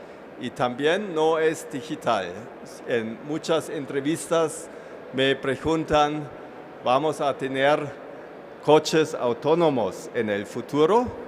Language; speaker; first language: Spanish; non-native, fluent; German